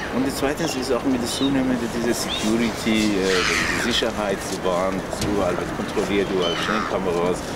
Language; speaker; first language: German; non-native, fluent; Persian